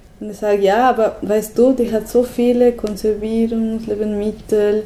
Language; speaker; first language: German; non-native, learner; Spanish